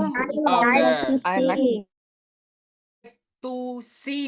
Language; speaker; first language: English; non-native, fluent; Indonesian